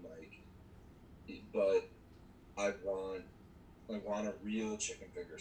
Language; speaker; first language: English; native; English